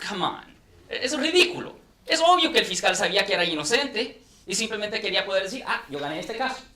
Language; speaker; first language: Spanish; non-native, fluent; English